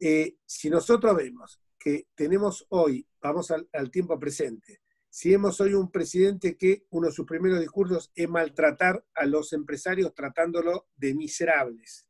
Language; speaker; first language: Spanish; native; Spanish